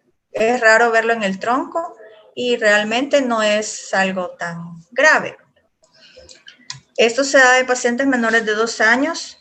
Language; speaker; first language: Spanish; native; Spanish